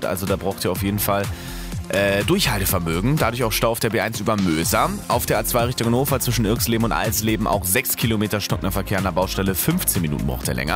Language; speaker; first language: German; native; German